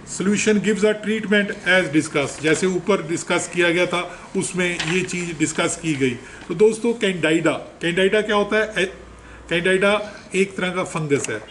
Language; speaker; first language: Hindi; non-native, local second language; Punjabi